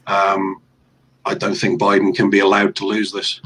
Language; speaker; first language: English; native; English